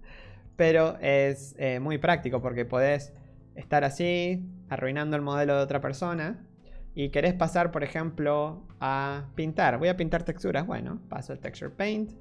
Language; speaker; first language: Spanish; native; Spanish